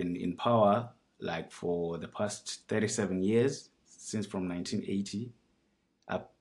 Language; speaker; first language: English; non-native, local second language; Shona